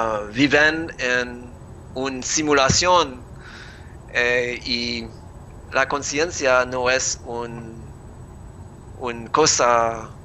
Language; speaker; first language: Spanish; non-native, learner; English